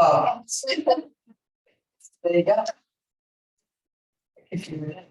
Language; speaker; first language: English; native; English